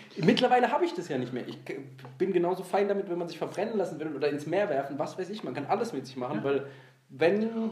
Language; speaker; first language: German; native; German